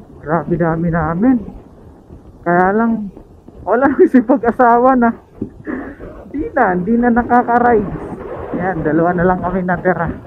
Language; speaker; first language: Filipino; non-native, local second language; Waray